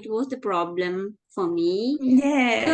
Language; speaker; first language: English; non-native, fluent; Sinhala